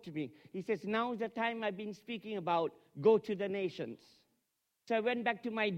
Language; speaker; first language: English; non-native, local second language; Tamil